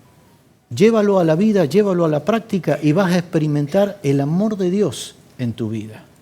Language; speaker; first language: Spanish; native; Spanish